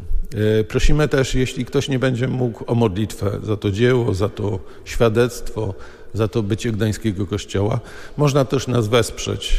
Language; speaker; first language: Polish; native; Polish